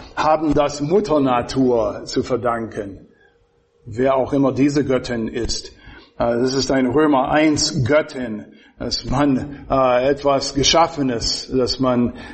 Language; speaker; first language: German; non-native, fluent; English